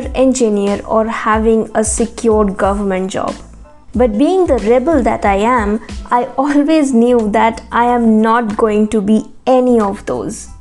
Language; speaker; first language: English; non-native, local second language; Bangla